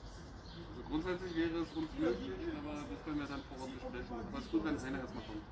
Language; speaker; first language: German; native; German